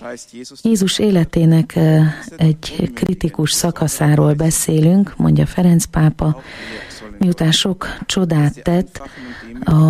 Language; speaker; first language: Hungarian; native; Hungarian